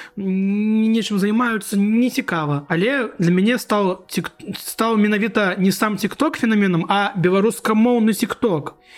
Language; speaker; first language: Belarusian; non-native, local second language; Russian